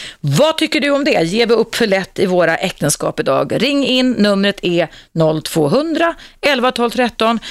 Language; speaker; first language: Swedish; native; Swedish